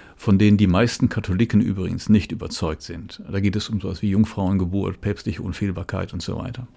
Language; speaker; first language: German; native; German